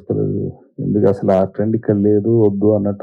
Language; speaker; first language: Telugu; native; Telugu